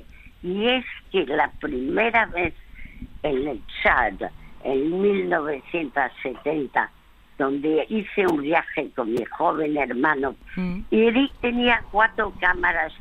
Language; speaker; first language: Spanish; early bilingual, other home language; French